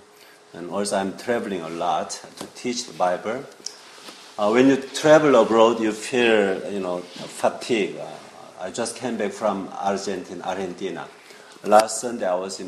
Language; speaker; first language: English; non-native, fluent; Korean